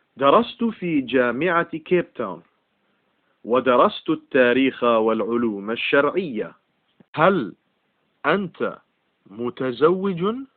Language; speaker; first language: Arabic; non-native, fluent; English